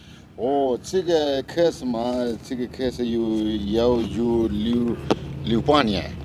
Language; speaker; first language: Chinese; non-native, learner; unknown